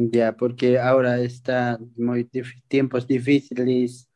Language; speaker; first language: Spanish; non-native, local second language; Quechua